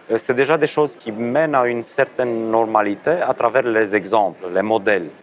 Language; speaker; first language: French; non-native, fluent; Romanian